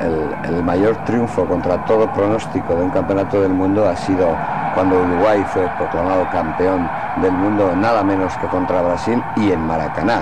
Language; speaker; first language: Spanish; native; Spanish